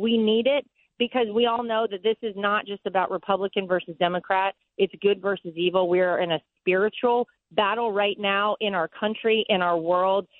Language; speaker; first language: English; native; English